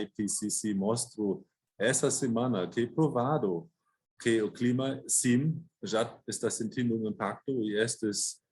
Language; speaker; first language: Portuguese; non-native, fluent; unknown